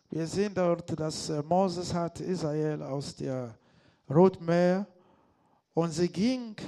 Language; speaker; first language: German; non-native, learner; Lingala